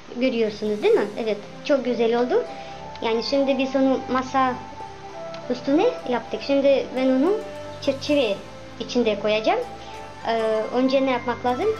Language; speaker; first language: Turkish; non-native, learner; Russian